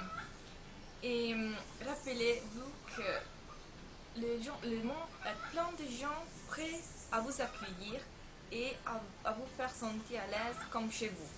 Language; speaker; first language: French; non-native, fluent; Italian